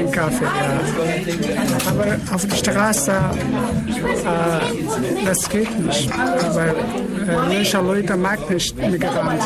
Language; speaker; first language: German; non-native, learner; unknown